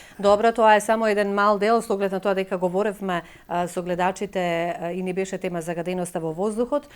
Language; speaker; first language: Macedonian; native; Macedonian